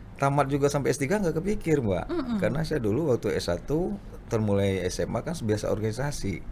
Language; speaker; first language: Indonesian; non-native, local second language; Minangkabau